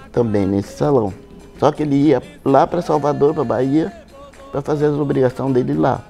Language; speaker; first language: Portuguese; native; Portuguese